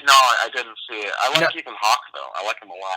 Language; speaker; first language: English; native; English